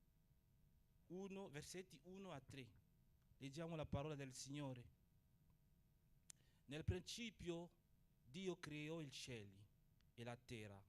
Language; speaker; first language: Italian; non-native, fluent; Portuguese